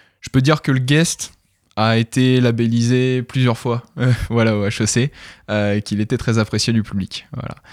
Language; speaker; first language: French; native; French